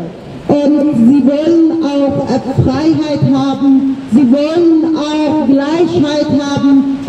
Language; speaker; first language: German; non-native, learner; Persian